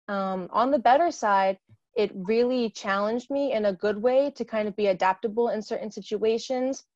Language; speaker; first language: English; native; English